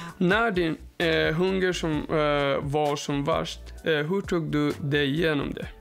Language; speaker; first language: Swedish; non-native, fluent; Persian